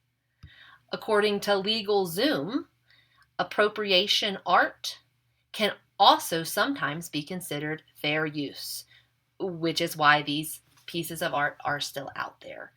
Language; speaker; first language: English; native; English